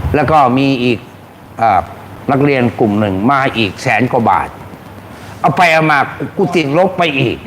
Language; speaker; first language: Thai; native; Thai